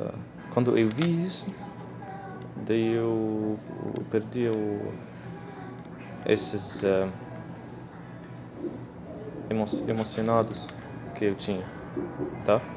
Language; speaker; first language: Portuguese; non-native, learner; Arabic